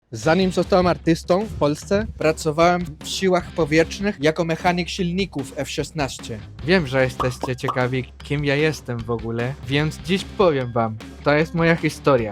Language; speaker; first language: Polish; non-native, fluent; Spanish